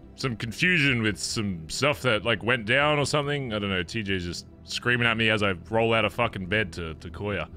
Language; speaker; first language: English; native; English